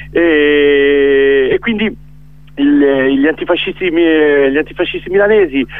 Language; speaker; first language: Italian; native; Italian